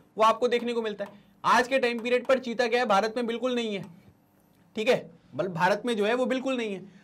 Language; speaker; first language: Hindi; native; Hindi